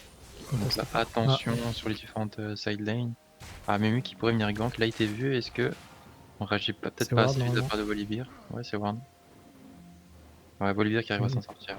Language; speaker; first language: French; native; French